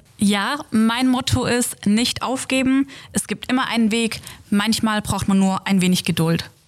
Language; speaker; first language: German; native; German